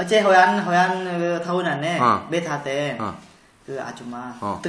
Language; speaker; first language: Korean; non-native, learner; Vietnamese